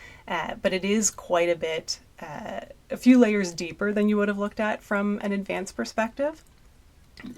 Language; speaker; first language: English; native; English